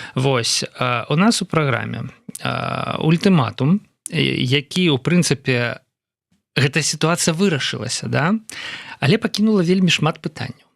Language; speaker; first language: Belarusian; non-native, local second language; Russian